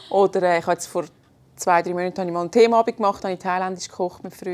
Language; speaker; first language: German; native; German